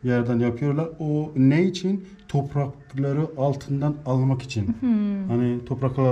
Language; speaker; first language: Turkish; non-native, learner; Persian